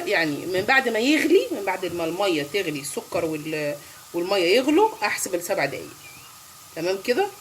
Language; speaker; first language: Arabic; native; Arabic